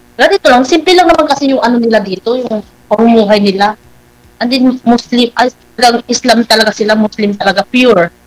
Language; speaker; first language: Filipino; non-native, local second language; Pangasinan